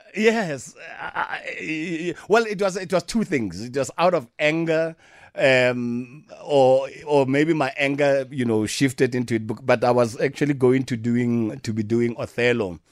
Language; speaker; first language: English; non-native, local second language; Tswana